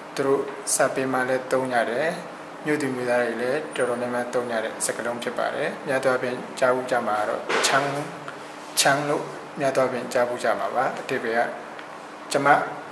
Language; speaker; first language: Burmese; native; Burmese